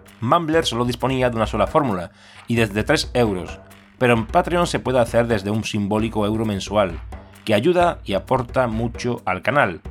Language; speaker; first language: Spanish; native; Spanish